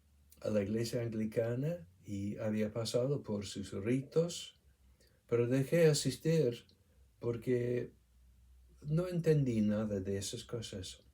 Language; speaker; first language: Spanish; non-native, fluent; English